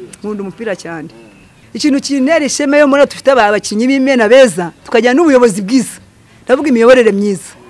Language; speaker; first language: Kinyarwanda; early bilingual, heritage; Kinyarwanda